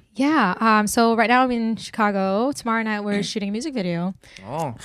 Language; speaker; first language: English; early bilingual, other home language; Burmese